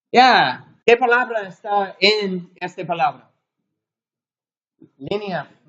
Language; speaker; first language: Spanish; non-native, learner; English